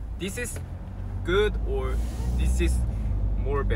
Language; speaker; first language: English; non-native, learner; Korean